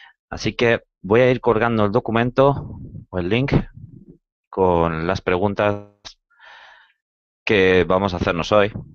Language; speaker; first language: Spanish; native; Spanish